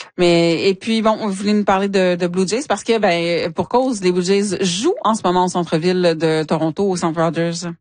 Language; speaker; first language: French; native; French